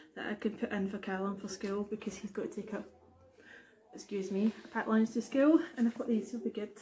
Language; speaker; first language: English; native; English